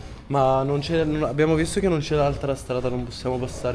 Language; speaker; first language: Italian; non-native, learner; Arabic